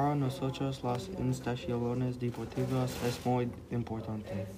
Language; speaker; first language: Spanish; non-native, learner; English